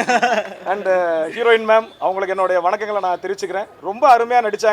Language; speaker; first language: Tamil; native; Tamil